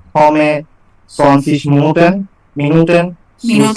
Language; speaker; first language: German; non-native, learner; Bangla